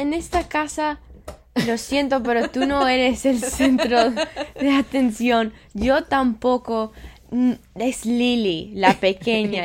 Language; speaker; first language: Spanish; early bilingual, heritage; Spanish